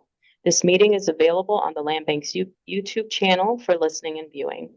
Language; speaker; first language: English; native; English